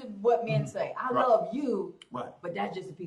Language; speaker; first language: English; native; English